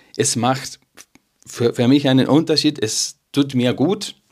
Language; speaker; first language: German; non-native, fluent; Spanish